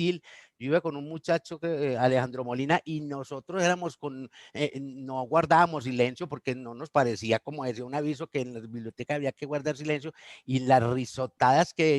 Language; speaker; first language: Spanish; native; Spanish